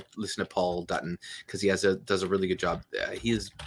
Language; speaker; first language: English; native; English